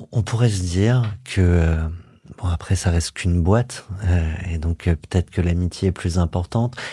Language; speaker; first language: French; native; French